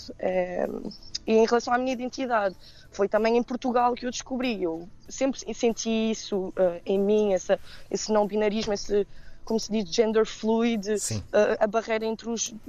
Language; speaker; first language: Portuguese; early bilingual, heritage; Portuguese